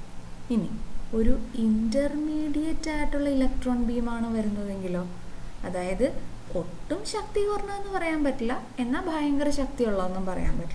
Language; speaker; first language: Malayalam; native; Malayalam